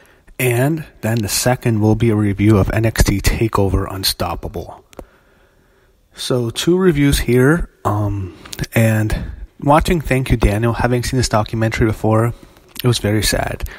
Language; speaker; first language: English; native; English